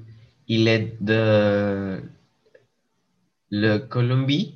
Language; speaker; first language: French; non-native, learner; English